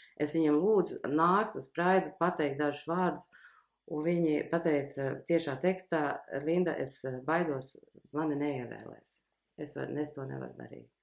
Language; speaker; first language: Latvian; early bilingual, heritage; Latvian